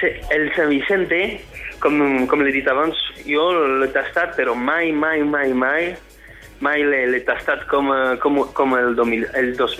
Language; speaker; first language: Catalan; non-native, fluent; French